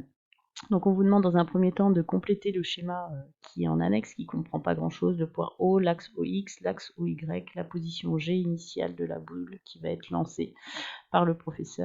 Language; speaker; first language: French; native; French